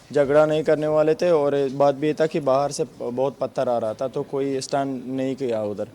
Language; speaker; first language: Hindi; non-native, fluent; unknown